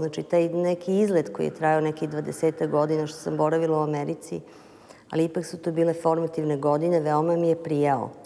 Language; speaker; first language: Serbian; native; Serbian